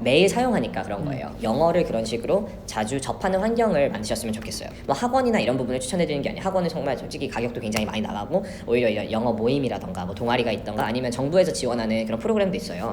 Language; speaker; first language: Korean; early bilingual, heritage; Korean